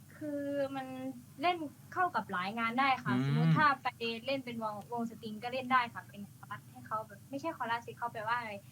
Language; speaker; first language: Thai; native; Thai